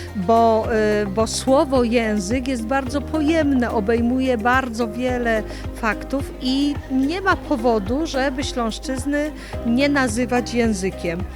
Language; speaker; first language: Polish; non-native, local second language; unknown